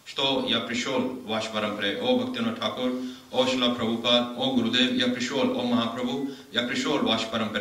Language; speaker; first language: Russian; non-native, learner; Hindi